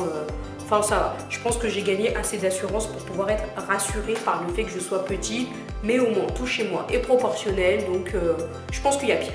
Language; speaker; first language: French; native; French